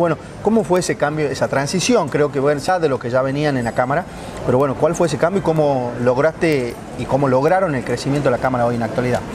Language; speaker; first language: Spanish; native; Spanish